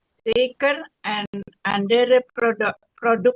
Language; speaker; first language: Dutch; non-native, learner; Indonesian